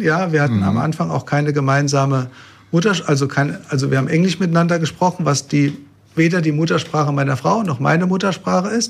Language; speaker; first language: German; native; German